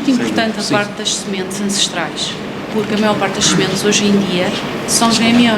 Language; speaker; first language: Portuguese; native; Portuguese